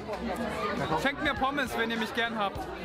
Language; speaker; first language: German; native; German